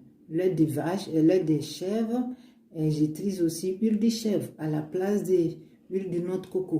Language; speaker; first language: French; non-native, learner; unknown